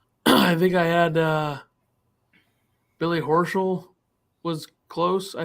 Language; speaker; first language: English; native; English